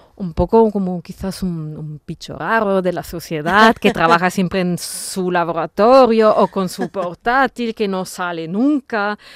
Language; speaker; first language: Spanish; non-native, fluent; German